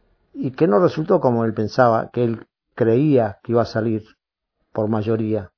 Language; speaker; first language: Spanish; native; Spanish